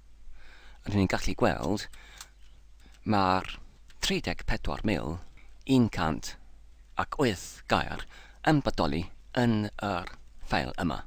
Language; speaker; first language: Welsh; non-native, learner; English